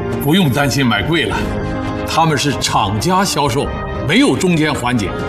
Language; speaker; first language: Chinese; native; Chinese